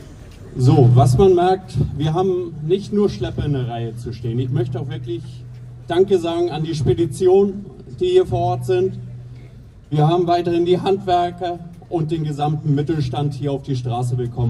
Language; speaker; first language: German; native; German